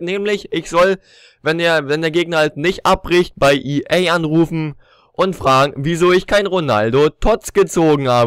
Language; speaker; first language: German; native; German